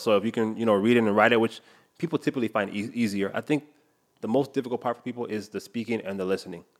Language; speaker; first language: English; native; English